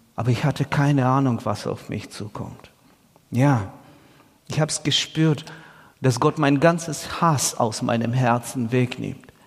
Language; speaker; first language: German; non-native, fluent; Russian